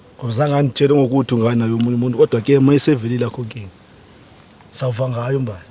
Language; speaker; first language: Zulu; non-native, local second language; Xhosa